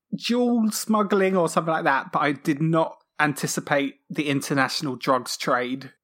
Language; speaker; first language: English; native; English